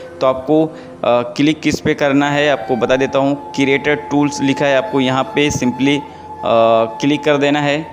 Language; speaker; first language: Hindi; native; Hindi